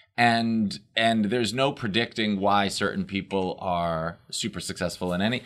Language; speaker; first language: English; native; English